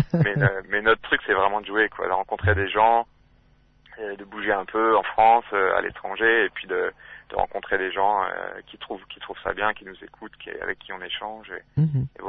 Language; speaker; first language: French; native; French